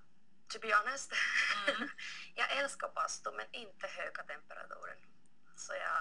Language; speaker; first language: Swedish; non-native, local second language; Finnish